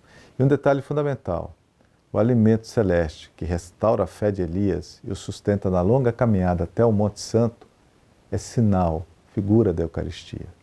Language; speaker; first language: Portuguese; native; Portuguese